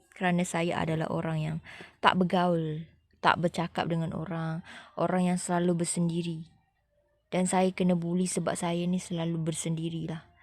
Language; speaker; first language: Malay; native; Malay